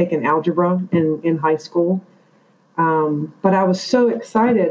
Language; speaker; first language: English; native; English